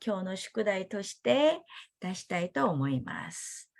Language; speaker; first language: Japanese; non-native, fluent; Korean